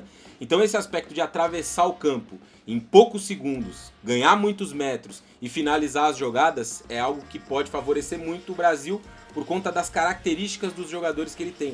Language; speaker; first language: Portuguese; native; Portuguese